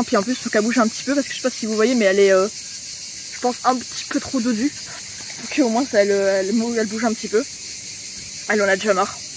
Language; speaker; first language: French; native; French